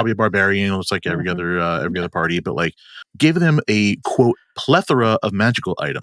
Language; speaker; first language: English; native; English